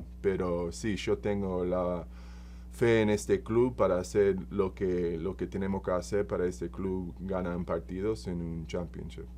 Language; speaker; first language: Spanish; early bilingual, heritage; Spanish